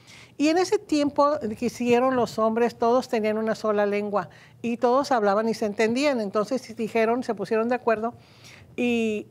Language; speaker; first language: Spanish; native; Spanish